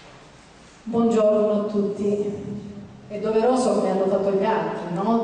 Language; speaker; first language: Italian; native; Italian